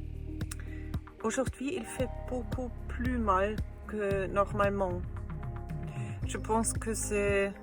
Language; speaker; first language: French; non-native, learner; German